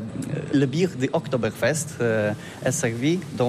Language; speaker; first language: French; non-native, learner; Polish